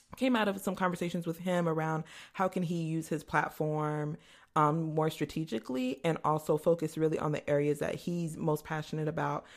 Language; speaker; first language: English; native; English